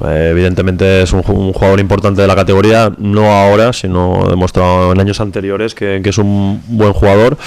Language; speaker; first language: Spanish; non-native, local second language; Catalan